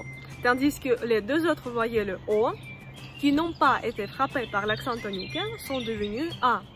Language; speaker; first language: French; non-native, fluent; Russian